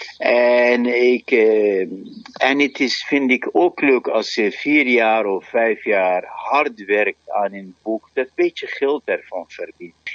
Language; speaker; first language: Dutch; non-native, fluent; Arabic